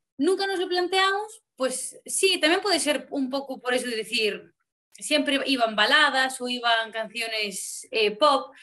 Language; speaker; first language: Spanish; native; Spanish